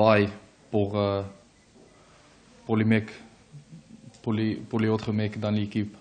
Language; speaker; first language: French; non-native, learner; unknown